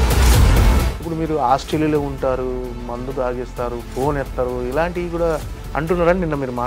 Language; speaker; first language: Telugu; native; Telugu